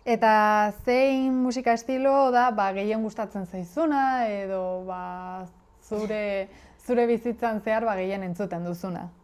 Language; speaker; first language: Basque; native; Basque